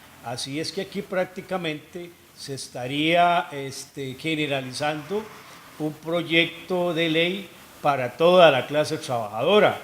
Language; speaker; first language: Spanish; native; Spanish